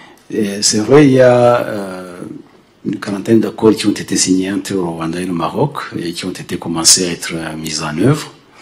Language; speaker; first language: French; non-native, local second language; Kinyarwanda